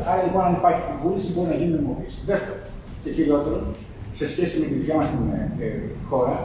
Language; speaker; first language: Greek; native; Greek